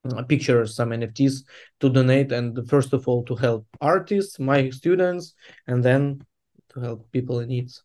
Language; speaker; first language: English; non-native, fluent; Ukrainian